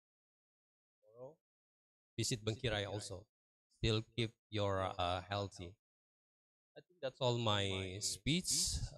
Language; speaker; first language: English; non-native, learner; Indonesian